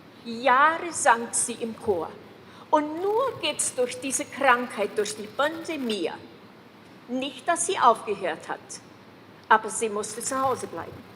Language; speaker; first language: German; early bilingual, heritage; German